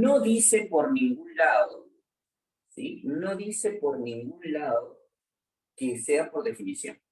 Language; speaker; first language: Spanish; native; Spanish